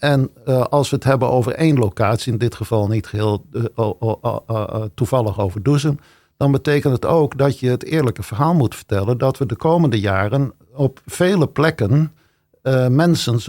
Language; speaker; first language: Dutch; native; Dutch